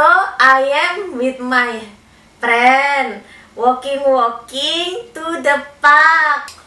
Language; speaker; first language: English; non-native, learner; Javanese